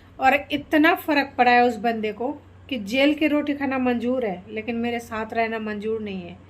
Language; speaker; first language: Hindi; non-native, local second language; Bangla